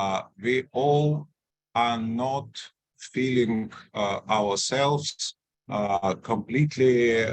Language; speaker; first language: English; non-native, fluent; Russian